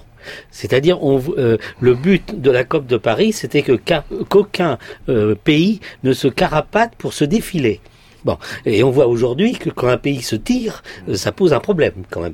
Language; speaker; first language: French; native; French